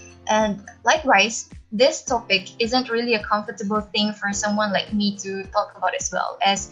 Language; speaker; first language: English; non-native, local second language; Malay